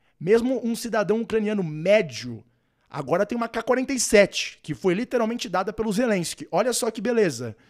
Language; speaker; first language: Portuguese; native; Portuguese